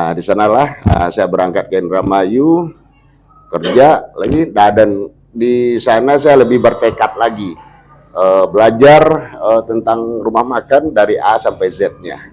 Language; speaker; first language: Indonesian; non-native, local second language; Minangkabau